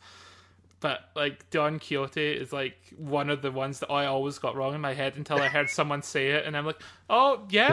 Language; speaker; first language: English; native; English